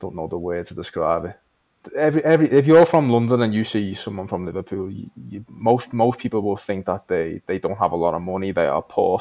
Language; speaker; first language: English; native; English